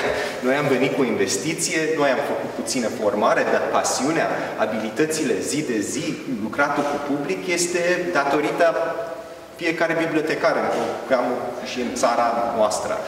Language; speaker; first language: Romanian; early bilingual, heritage; Romanian